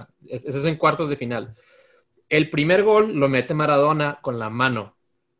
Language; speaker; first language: Spanish; native; Spanish